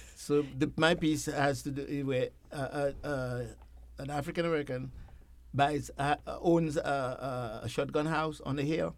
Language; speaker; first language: English; native; English